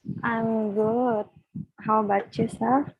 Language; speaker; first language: English; non-native, learner; Indonesian